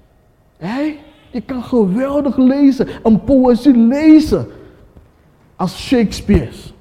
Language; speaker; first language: Dutch; non-native, fluent; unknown